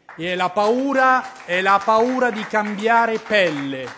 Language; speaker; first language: Italian; native; Italian